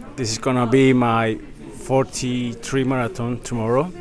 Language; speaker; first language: English; non-native, fluent; Dutch